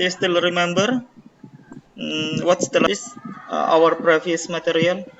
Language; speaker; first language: English; non-native, learner; Indonesian